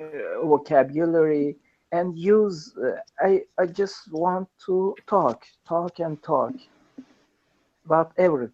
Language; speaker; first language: English; non-native, learner; Persian